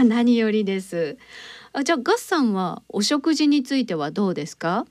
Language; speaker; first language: Japanese; native; Japanese